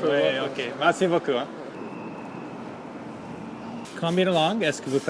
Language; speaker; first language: French; non-native, local second language; English